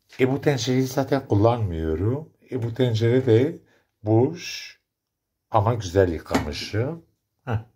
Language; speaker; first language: Turkish; native; Turkish